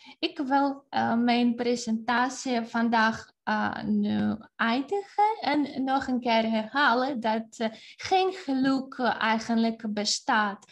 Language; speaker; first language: Dutch; non-native, fluent; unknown